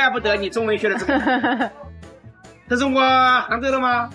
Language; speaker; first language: Chinese; non-native, local second language; Wu Chinese